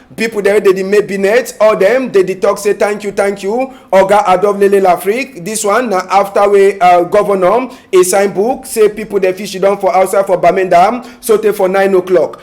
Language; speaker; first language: Nigerian Pidgin; native; Nigerian Pidgin